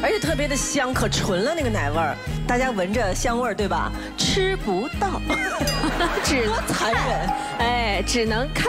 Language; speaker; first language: Chinese; native; Chinese